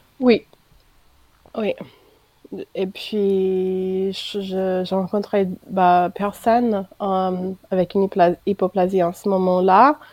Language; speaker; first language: French; non-native, fluent; English